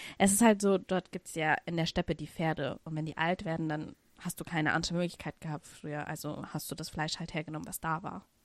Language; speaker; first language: German; early bilingual, other home language; Russian